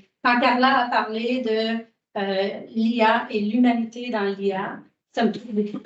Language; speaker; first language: French; native; French